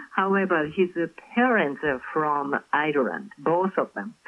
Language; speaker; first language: English; non-native, fluent; Japanese